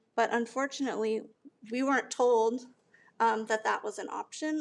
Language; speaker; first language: English; native; English